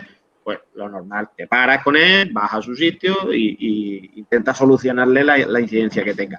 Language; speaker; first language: Spanish; native; Spanish